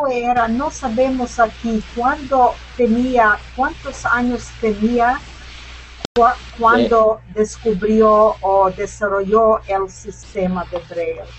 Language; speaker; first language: Spanish; non-native, learner; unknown